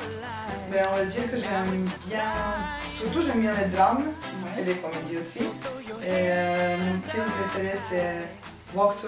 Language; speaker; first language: French; non-native, fluent; Serbian